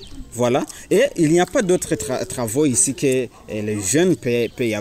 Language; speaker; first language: French; non-native, learner; Rundi